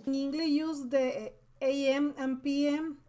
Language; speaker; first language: English; non-native, learner; Spanish